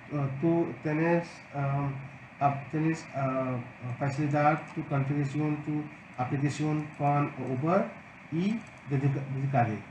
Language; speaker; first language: Spanish; non-native, learner; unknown